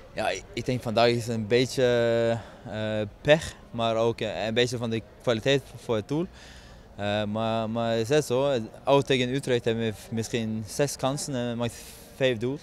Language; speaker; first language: Dutch; non-native, fluent; Norwegian